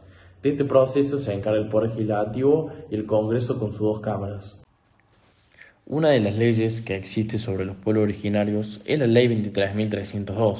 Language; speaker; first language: Spanish; native; Spanish